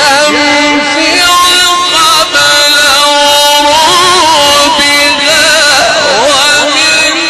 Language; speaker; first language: Arabic; native; Arabic